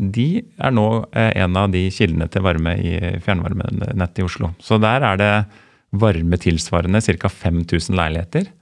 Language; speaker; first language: Norwegian; native; Norwegian